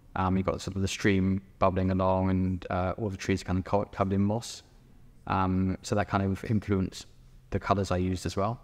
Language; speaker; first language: English; native; English